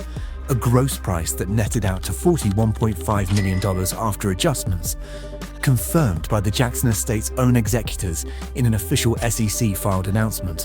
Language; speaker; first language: English; native; English